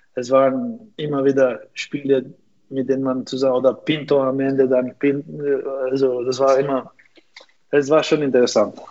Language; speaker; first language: German; non-native, fluent; Albanian